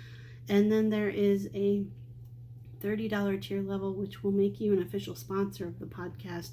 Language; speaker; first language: English; native; English